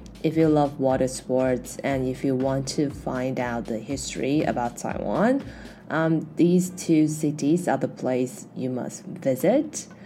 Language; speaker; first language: English; non-native, fluent; Chinese